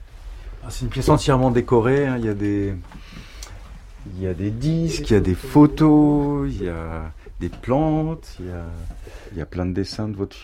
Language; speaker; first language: French; native; French